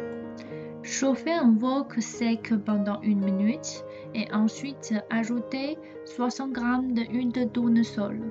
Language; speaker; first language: French; non-native, fluent; Chinese